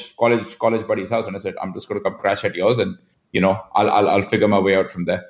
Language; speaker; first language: English; non-native, local second language; Hindi